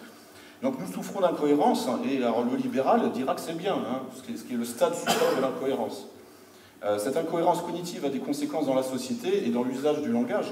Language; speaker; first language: French; native; French